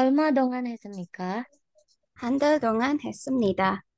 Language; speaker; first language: Korean; non-native, learner; Indonesian